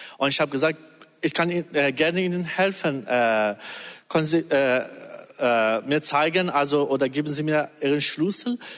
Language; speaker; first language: German; non-native, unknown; Persian